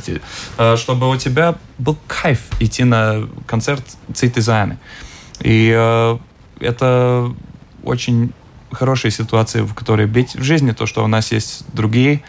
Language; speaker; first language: Russian; non-native, local second language; Latvian